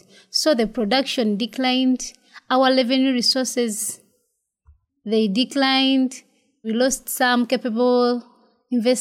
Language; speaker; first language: English; non-native, local second language; Ganda